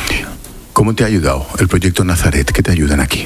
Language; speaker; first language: Spanish; native; Spanish